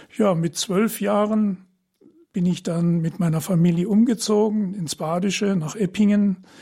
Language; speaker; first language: German; native; German